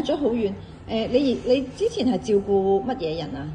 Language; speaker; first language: Chinese; native; Chinese